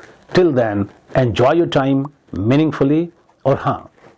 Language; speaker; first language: Hindi; native; Hindi